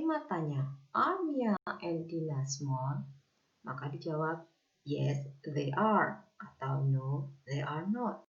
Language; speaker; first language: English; non-native, fluent; Indonesian